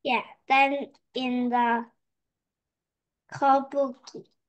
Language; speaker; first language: English; non-native, learner; Korean